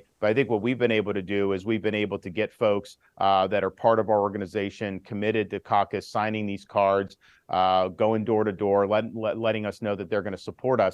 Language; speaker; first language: English; native; English